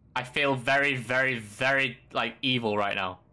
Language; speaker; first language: English; native; English